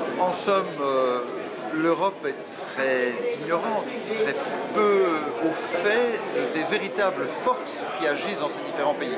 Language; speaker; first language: French; native; French